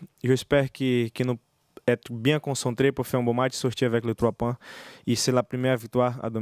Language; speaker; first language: French; non-native, learner; Portuguese